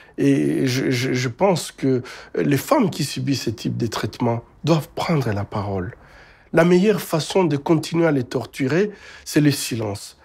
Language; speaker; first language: French; non-native, local second language; Swahili